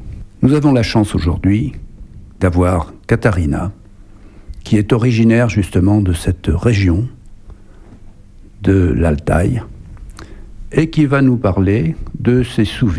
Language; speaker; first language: French; native; French